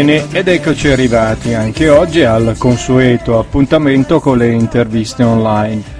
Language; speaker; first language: Italian; native; Italian